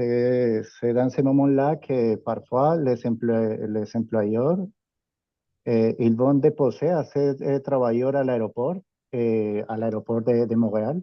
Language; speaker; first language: French; non-native, fluent; Spanish